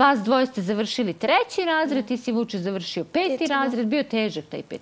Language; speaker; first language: Croatian; native; Croatian